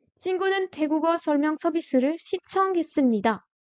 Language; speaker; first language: Korean; non-native, fluent; French